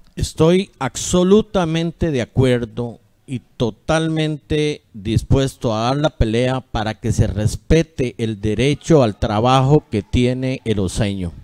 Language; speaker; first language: Spanish; native; Spanish